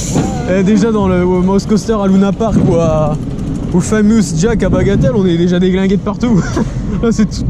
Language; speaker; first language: French; native; French